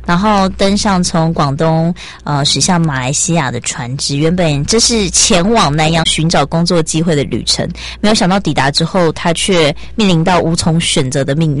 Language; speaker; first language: Chinese; native; Chinese